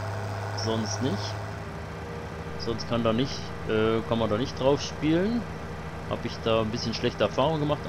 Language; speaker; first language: German; native; German